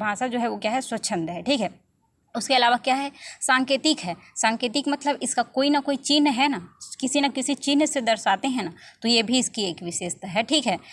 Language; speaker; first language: Hindi; non-native, local second language; Chhattisgarhi